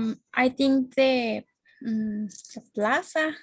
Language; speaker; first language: English; non-native, learner; Spanish